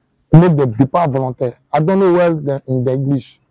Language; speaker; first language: English; non-native, learner; French